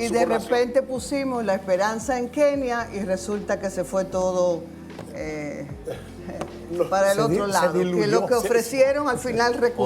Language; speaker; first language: Spanish; native; Spanish